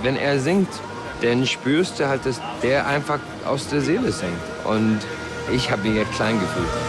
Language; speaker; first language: German; non-native, fluent; English